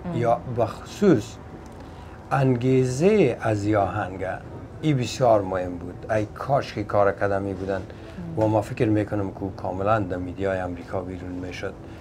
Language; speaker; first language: Persian; native; Persian